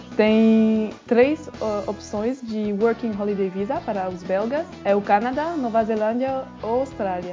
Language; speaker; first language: Portuguese; non-native, fluent; French